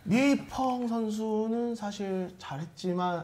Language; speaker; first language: Korean; native; Korean